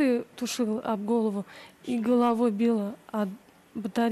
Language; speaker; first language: Russian; native; Russian